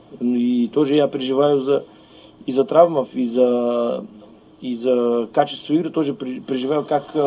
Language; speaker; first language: Russian; non-native, learner; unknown